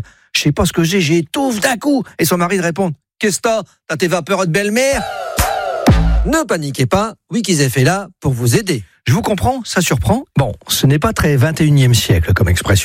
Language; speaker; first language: French; native; French